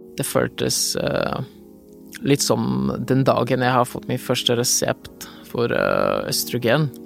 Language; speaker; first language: Norwegian; non-native, fluent; Polish